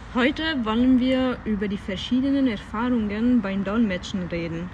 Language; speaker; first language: German; non-native, fluent; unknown